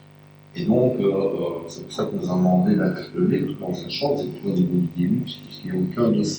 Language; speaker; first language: French; native; French